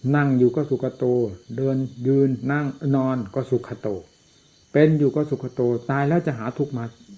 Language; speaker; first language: Thai; non-native, local second language; Northeastern Thai